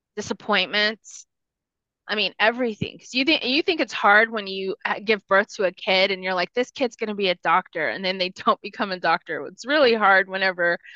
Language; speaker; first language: English; early bilingual, other home language; Spanish